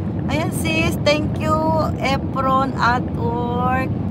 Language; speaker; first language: English; non-native, local second language; Cebuano